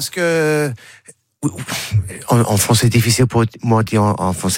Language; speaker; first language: French; non-native, learner; English